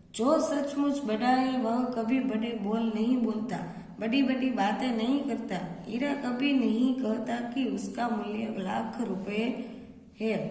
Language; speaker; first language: Hindi; non-native, local second language; Gujarati